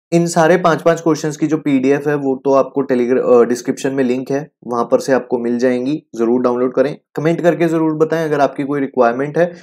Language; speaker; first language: Hindi; native; Hindi